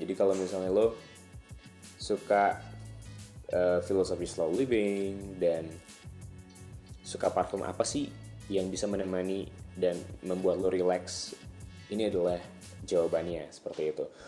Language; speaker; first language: Indonesian; native; Indonesian